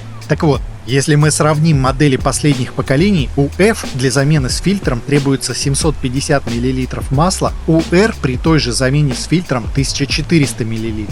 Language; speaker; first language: Russian; native; Russian